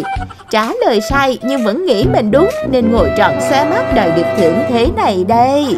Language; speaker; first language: Vietnamese; native; Vietnamese